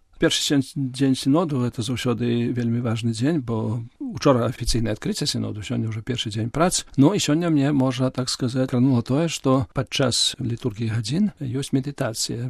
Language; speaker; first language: Belarusian; non-native, local second language; Polish